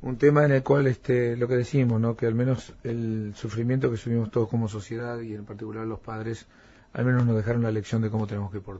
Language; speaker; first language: Spanish; native; Spanish